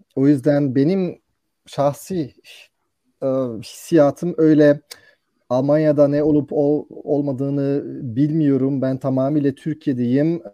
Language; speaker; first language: Turkish; non-native, fluent; German